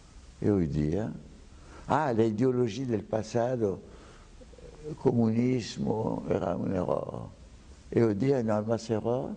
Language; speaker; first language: Spanish; non-native, fluent; French